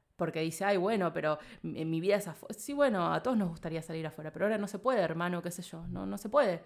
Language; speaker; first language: Spanish; native; Spanish